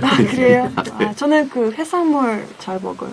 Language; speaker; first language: Korean; non-native, fluent; Russian